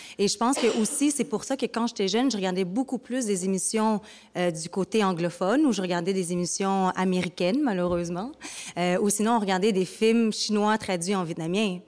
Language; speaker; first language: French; early bilingual, other home language; Vietnamese